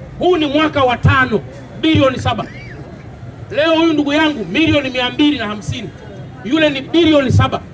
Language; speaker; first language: Swahili; native; Swahili